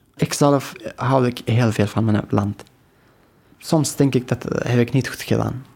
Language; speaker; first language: Dutch; non-native, learner; Persian